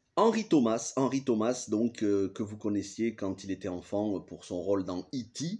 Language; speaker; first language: French; native; French